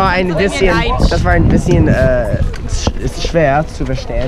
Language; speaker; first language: German; non-native, learner; English